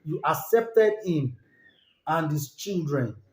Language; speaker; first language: English; non-native, local second language; Yoruba